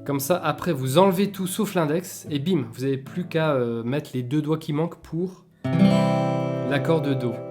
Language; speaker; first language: French; native; French